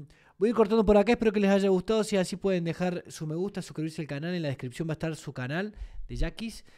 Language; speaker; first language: Spanish; native; Spanish